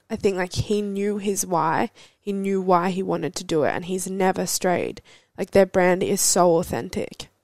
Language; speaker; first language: English; native; English